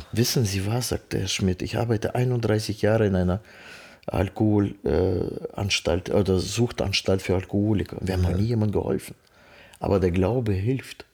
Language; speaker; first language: German; non-native, fluent; Russian